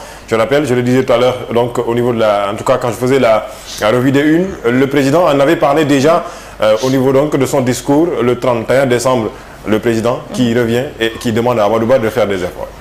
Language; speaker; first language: French; non-native, local second language; Wolof